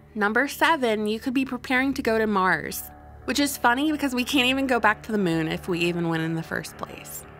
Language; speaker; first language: English; native; English